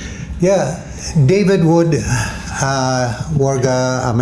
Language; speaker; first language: Indonesian; non-native, fluent; English